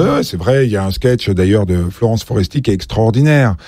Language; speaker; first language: French; native; French